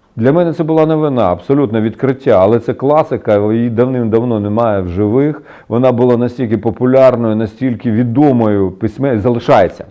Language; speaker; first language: Ukrainian; non-native, local second language; Russian